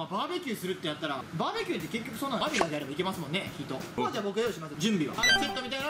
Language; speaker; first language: Japanese; native; Japanese